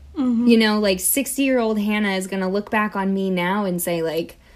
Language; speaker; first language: English; native; English